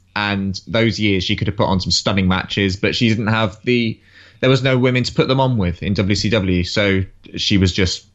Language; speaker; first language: English; native; English